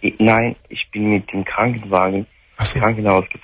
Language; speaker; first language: German; non-native, fluent; Arabic